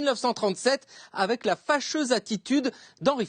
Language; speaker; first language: French; native; French